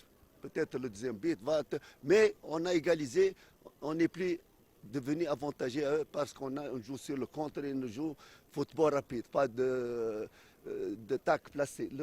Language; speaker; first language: French; non-native, fluent; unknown